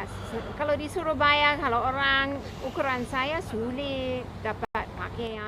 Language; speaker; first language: Indonesian; non-native, fluent; English